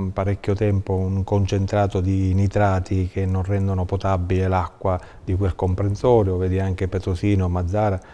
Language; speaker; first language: Italian; native; Italian